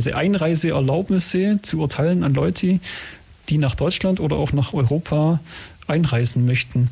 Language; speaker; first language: German; native; German